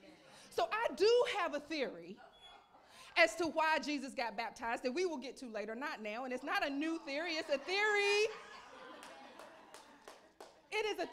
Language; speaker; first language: English; native; English